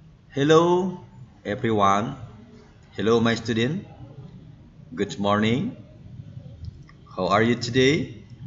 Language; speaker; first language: English; non-native, learner; Indonesian